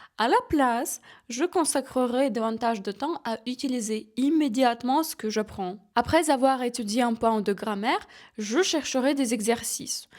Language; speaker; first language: French; non-native, fluent; Ukrainian